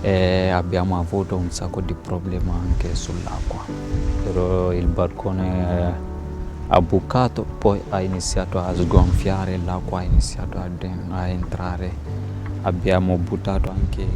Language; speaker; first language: Italian; non-native, fluent; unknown